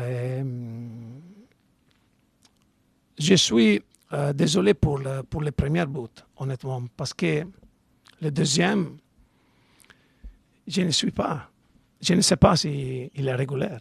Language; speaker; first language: French; non-native, fluent; Italian